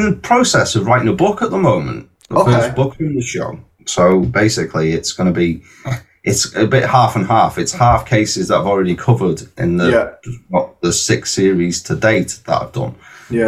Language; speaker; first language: English; native; English